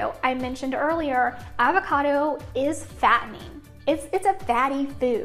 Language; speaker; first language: English; native; English